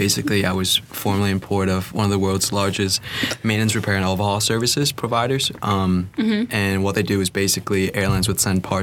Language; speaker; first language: English; non-native, fluent; Vietnamese